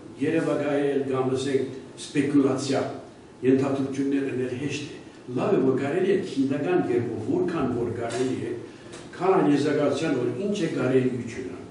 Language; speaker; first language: Armenian; early bilingual, heritage; Armenian